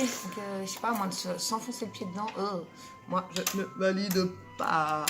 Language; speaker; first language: French; native; French